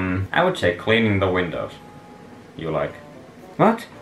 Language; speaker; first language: English; non-native, fluent; Finnish